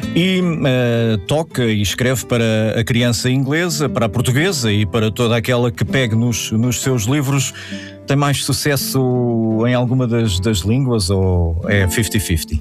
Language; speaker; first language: Portuguese; native; Portuguese